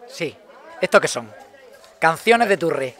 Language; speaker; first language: Spanish; native; Spanish